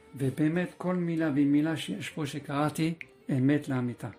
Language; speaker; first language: Hebrew; non-native, fluent; French